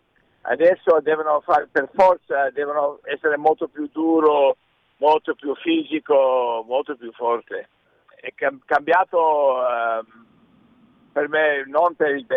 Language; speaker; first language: Italian; early bilingual, heritage; English